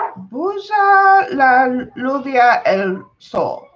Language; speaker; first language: Spanish; non-native, learner; English